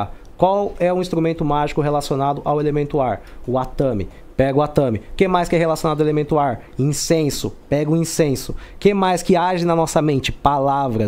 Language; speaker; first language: Portuguese; native; Portuguese